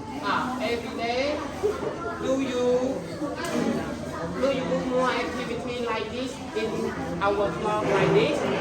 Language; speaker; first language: English; non-native, learner; Khmer